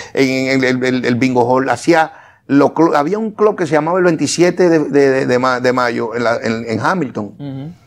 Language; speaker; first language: Spanish; native; Spanish